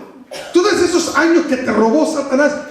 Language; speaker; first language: Spanish; native; Spanish